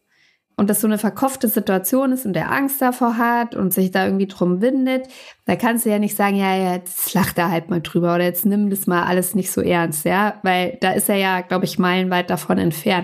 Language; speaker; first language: German; native; German